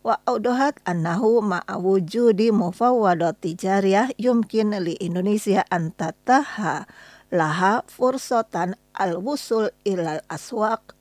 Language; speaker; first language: Arabic; non-native, learner; Indonesian